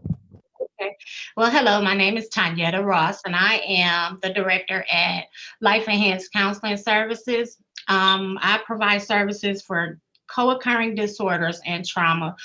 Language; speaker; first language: English; native; English